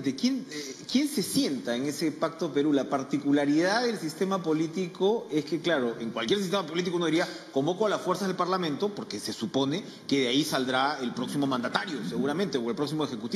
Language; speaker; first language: Spanish; native; Spanish